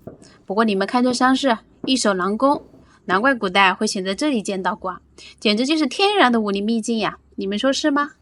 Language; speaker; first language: Chinese; native; Chinese